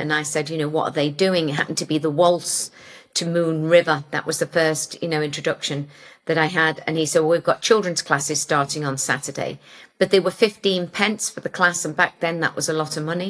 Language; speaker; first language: English; native; English